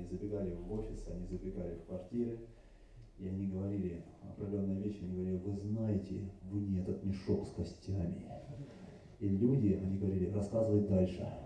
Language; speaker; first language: Russian; native; Russian